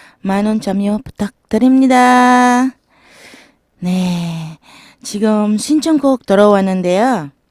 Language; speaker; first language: Korean; non-native, learner; Filipino